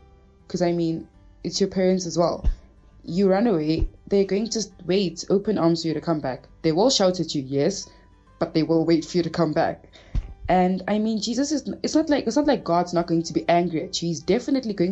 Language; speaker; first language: English; early bilingual, other home language; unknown